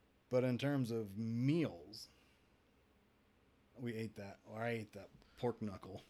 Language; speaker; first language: English; native; English